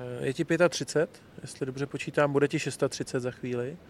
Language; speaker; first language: Czech; native; Czech